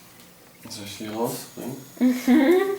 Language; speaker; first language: German; native; German